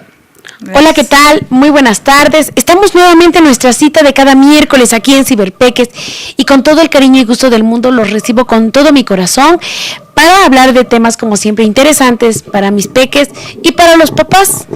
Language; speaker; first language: Spanish; native; Spanish